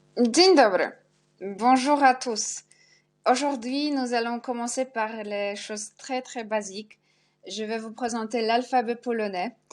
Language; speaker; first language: French; non-native, fluent; Polish